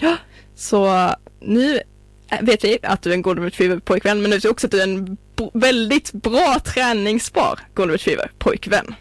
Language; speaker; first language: Swedish; native; Swedish